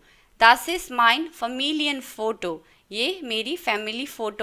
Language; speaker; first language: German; non-native, fluent; Hindi